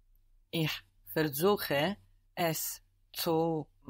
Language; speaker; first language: German; non-native, learner; English